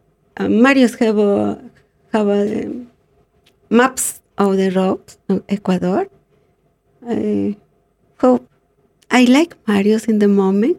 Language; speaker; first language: English; non-native, learner; Spanish